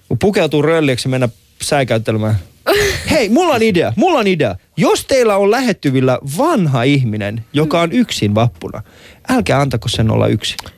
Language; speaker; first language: Finnish; early bilingual, other home language; Persian